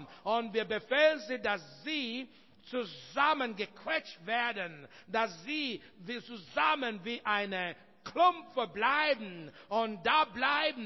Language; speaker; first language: German; non-native, learner; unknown